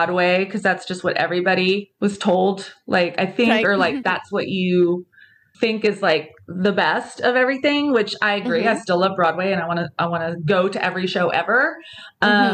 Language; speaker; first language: English; native; English